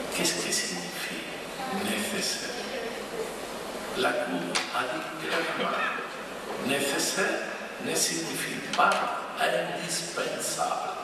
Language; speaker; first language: French; non-native, fluent; Spanish